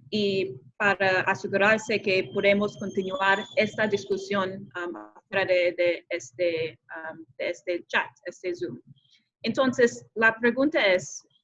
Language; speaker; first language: Spanish; non-native, fluent; English